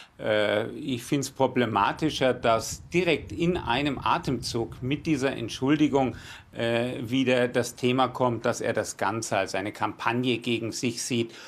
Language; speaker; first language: German; native; German